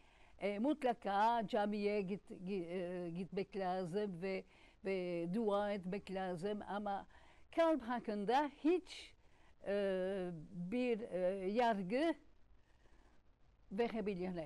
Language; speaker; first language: Turkish; non-native, learner; French